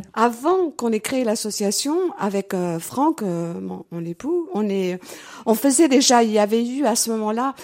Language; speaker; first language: French; early bilingual, other home language; Portuguese